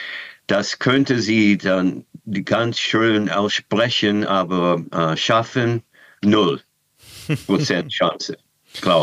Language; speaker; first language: German; non-native, fluent; English